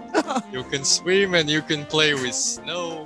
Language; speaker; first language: English; non-native, fluent; Russian